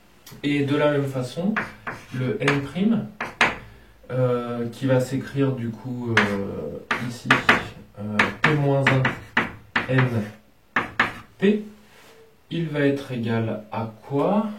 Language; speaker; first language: French; native; French